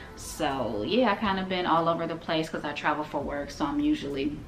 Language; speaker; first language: English; native; English